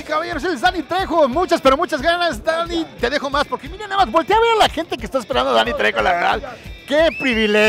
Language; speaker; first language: Spanish; native; Spanish